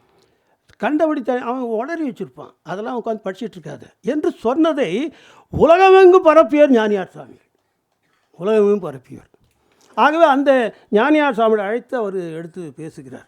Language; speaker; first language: Tamil; native; Tamil